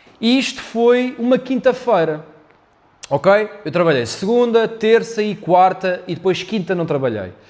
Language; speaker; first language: Portuguese; native; Portuguese